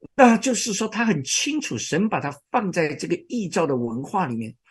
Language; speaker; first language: Chinese; native; Chinese